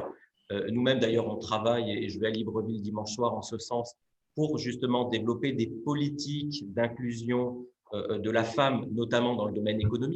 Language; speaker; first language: French; non-native, local second language; Yoruba